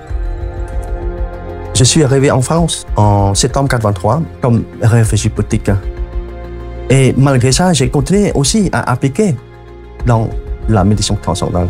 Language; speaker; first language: French; non-native, fluent; Khmer